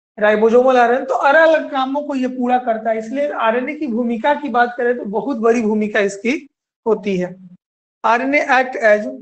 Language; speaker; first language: Hindi; native; Hindi